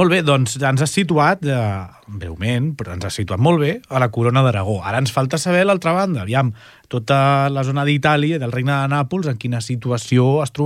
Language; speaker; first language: Catalan; native; Catalan